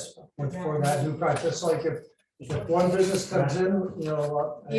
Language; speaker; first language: English; native; English